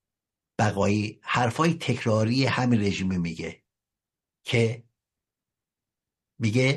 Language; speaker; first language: Persian; native; Persian